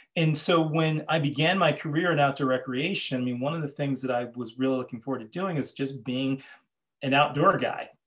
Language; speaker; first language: English; native; English